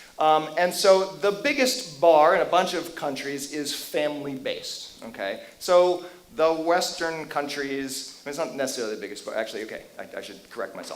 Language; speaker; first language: English; native; English